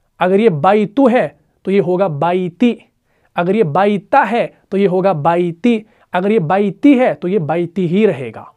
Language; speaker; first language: Urdu; non-native, local second language; Punjabi